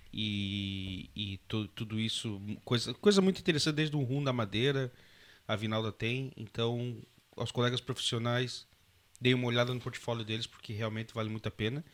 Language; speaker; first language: Portuguese; native; Portuguese